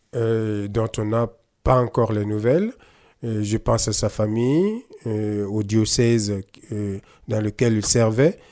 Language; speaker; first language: French; non-native, local second language; Mossi